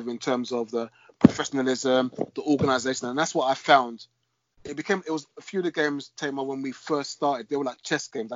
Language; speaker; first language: English; native; English